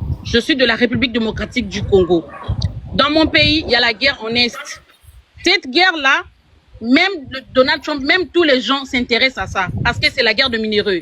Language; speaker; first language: French; non-native, local second language; Lingala